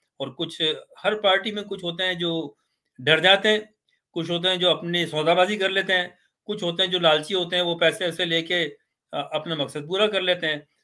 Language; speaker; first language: Urdu; native; Urdu